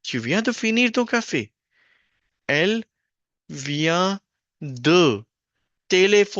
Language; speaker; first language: French; non-native, fluent; Hindi